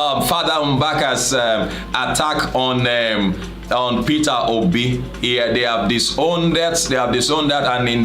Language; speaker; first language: English; non-native, local second language; Yoruba